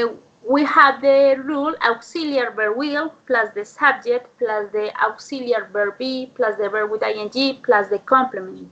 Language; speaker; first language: English; non-native, fluent; Spanish